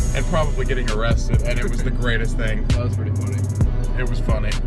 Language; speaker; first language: English; native; English